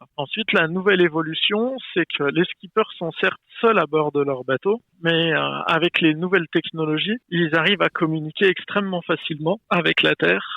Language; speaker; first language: French; native; French